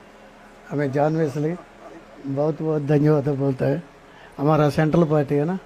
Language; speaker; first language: Hindi; non-native, local second language; Telugu